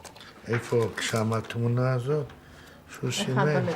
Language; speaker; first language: Hebrew; non-native, fluent; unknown